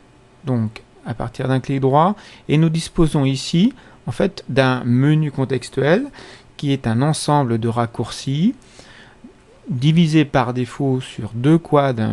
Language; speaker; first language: French; native; French